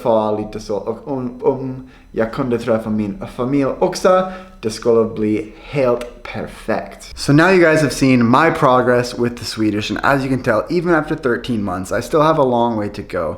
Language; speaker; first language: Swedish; non-native, learner; English